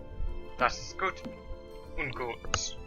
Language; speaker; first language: German; non-native, learner; English